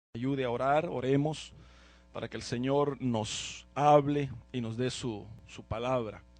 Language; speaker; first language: Spanish; native; Spanish